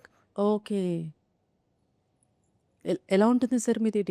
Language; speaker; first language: Telugu; native; Telugu